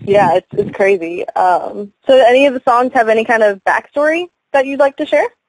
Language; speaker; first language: English; native; English